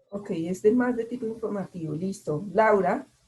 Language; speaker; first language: Spanish; native; Spanish